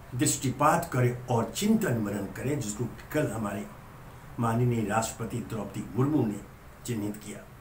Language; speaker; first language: Hindi; native; Hindi